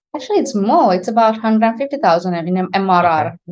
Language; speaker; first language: English; non-native, local second language; Sinhala